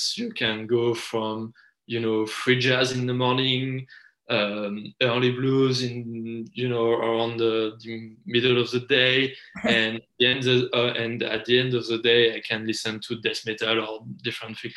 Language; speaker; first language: English; non-native, fluent; French